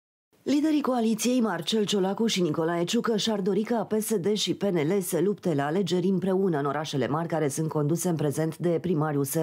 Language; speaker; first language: Romanian; native; Romanian